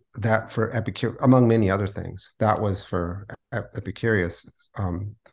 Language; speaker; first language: English; early bilingual, other home language; Spanish